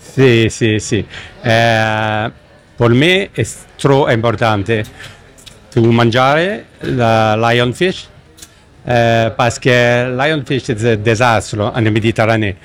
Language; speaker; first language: Italian; non-native, learner; French